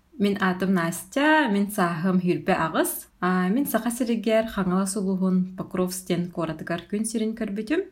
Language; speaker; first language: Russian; non-native, local second language; Yakut